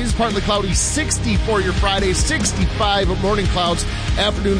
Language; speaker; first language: English; native; English